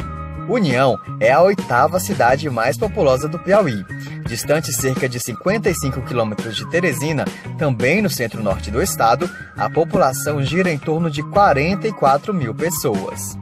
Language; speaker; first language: Portuguese; native; Portuguese